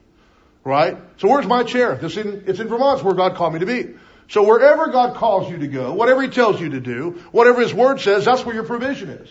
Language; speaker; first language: English; native; English